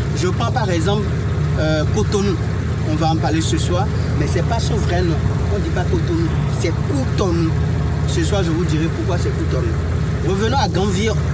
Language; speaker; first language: French; non-native, local second language; Fon